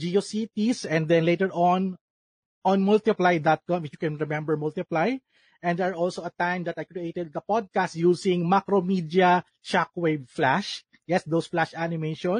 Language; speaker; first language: English; non-native, local second language; Filipino